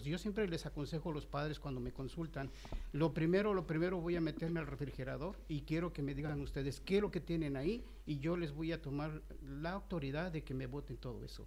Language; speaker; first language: Spanish; native; Spanish